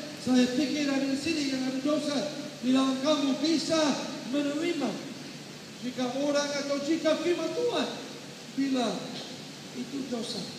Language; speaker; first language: Indonesian; non-native, learner; English